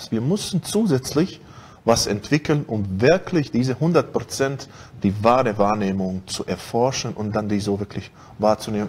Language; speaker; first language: German; non-native, fluent; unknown